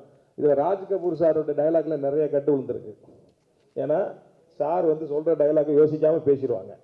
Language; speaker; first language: Tamil; native; Tamil